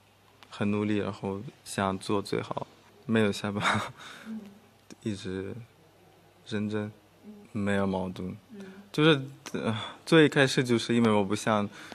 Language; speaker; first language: Chinese; non-native, fluent; Russian